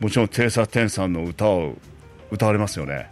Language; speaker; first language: Japanese; native; Japanese